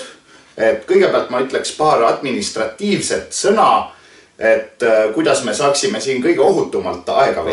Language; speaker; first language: Estonian; native; Estonian